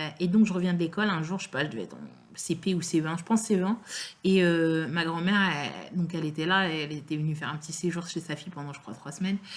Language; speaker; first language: French; native; French